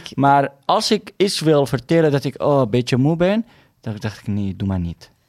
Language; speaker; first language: Dutch; non-native, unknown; Arabic